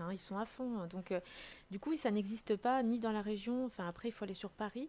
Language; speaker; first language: French; native; French